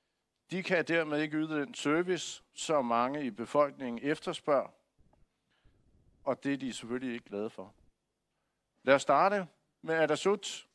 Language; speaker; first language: Danish; native; Danish